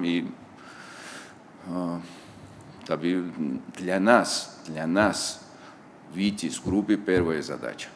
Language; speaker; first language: Russian; non-native, local second language; Tajik